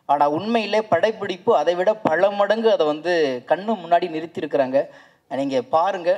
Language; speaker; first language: Tamil; native; Tamil